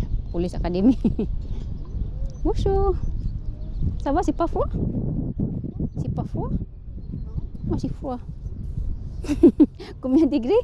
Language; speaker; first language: French; non-native, learner; Filipino